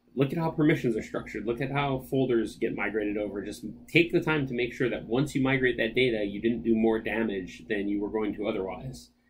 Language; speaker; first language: English; native; English